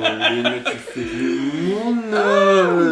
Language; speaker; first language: French; native; French